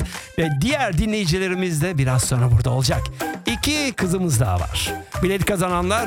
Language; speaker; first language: Turkish; early bilingual, other home language; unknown